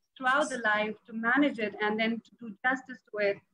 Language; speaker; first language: English; non-native, local second language; Punjabi